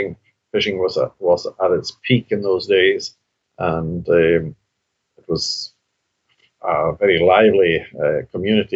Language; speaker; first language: English; non-native, local second language; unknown